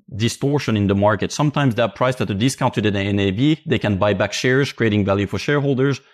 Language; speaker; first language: English; non-native, fluent; Finnish